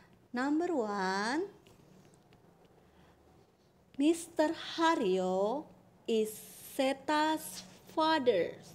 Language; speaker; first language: English; non-native, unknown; Indonesian